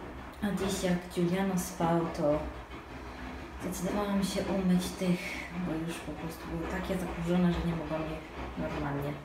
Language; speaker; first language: Polish; non-native, fluent; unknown